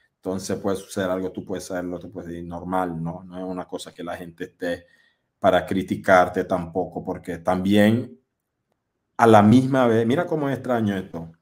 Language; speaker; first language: Spanish; non-native, local second language; English